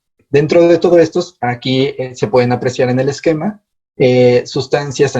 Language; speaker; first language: Spanish; native; Spanish